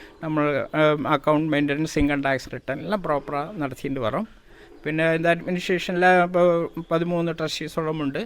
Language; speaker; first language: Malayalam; non-native, local second language; Tamil